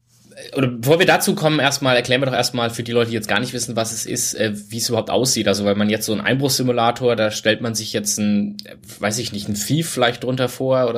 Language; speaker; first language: German; native; German